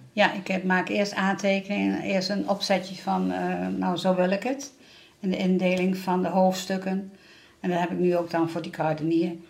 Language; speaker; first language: Dutch; native; Dutch